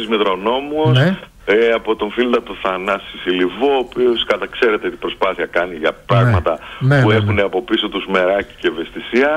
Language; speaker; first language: Greek; native; Greek